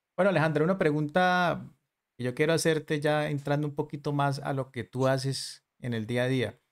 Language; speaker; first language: Spanish; native; Spanish